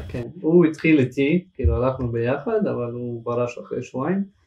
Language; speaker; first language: Hebrew; early bilingual, other home language; Ukrainian